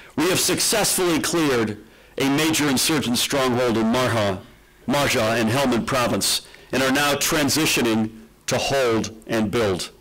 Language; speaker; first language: English; native; English